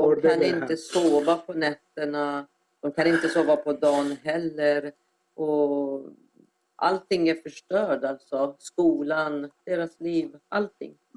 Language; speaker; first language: Swedish; non-native, fluent; Persian